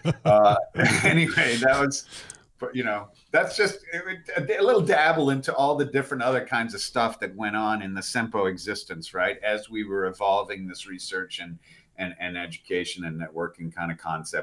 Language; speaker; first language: English; native; English